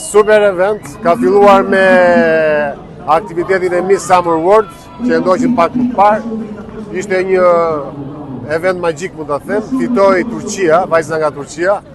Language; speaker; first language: Albanian; native; Albanian